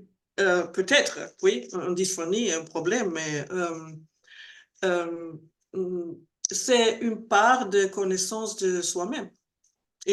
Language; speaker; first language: French; non-native, learner; Spanish